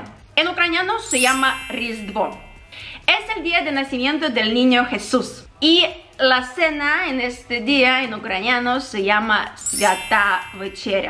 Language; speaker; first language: Spanish; non-native, fluent; Ukrainian